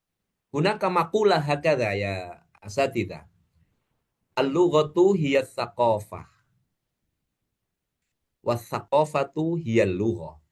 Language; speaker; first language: Arabic; non-native, fluent; Indonesian